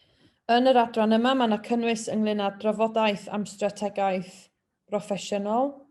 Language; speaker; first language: Welsh; native; Welsh